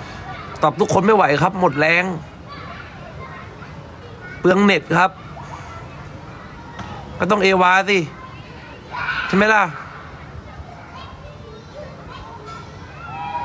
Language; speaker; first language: Thai; native; Thai